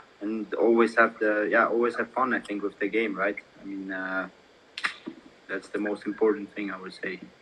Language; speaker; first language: English; non-native, fluent; German